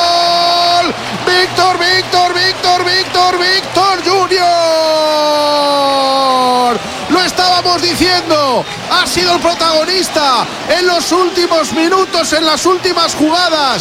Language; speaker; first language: Spanish; native; Spanish